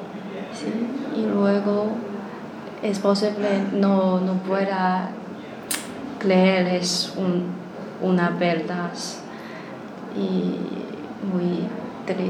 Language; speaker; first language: Spanish; non-native, learner; Chinese